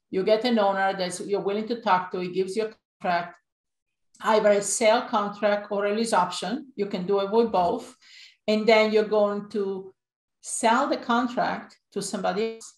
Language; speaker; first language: English; non-native, fluent; Italian